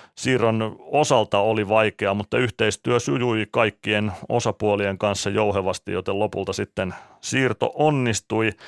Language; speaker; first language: Finnish; native; Finnish